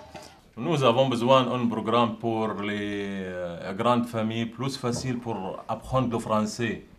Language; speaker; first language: French; non-native, learner; Arabic